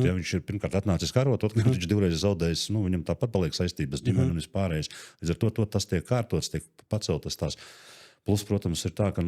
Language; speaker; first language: Latvian; native; Latvian